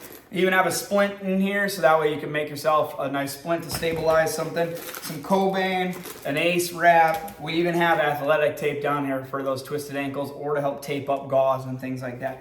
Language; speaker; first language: English; native; English